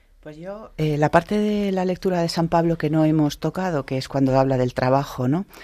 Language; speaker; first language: Spanish; native; Spanish